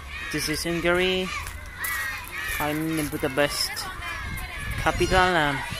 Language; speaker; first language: English; non-native, learner; Spanish